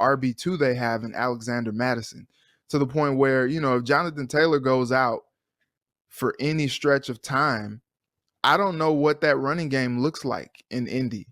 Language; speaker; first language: English; native; English